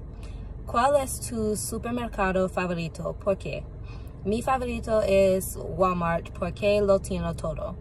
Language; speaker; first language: Spanish; non-native, learner; English